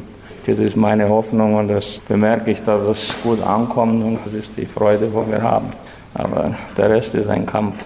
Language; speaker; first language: German; non-native, local second language; Romanian